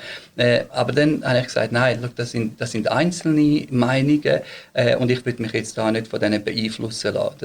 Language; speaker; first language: German; early bilingual, other home language; Bosnian